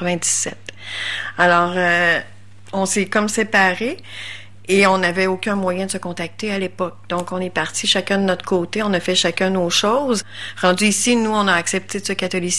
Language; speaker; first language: French; native; French